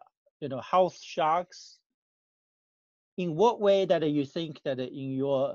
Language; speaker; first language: English; non-native, fluent; Chinese